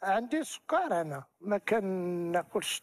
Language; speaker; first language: Arabic; native; Arabic